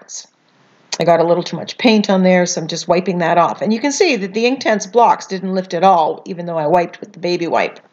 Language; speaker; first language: English; native; English